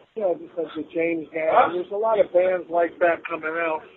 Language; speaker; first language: English; native; English